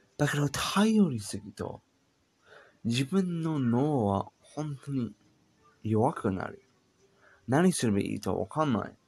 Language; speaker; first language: Japanese; non-native, learner; English